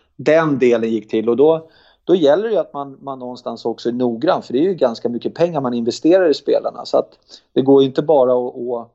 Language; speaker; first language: Swedish; native; Swedish